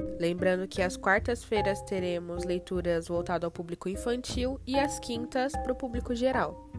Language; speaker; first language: Portuguese; native; Portuguese